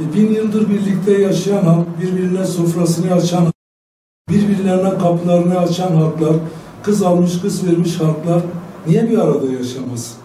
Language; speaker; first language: Turkish; non-native, local second language; Kurdish